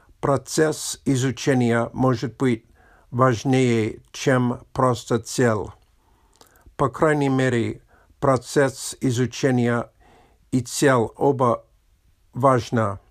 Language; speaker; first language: Russian; non-native, learner; English